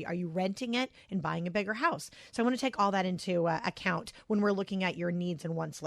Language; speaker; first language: English; native; English